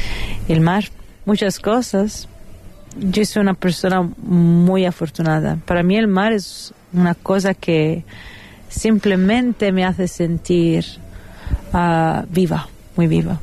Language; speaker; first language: Spanish; non-native, fluent; Italian